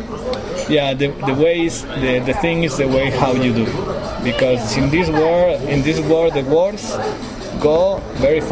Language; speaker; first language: English; non-native, learner; Spanish